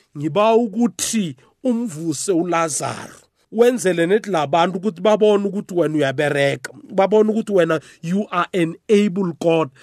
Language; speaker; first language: Zulu; non-native, local second language; South Ndebele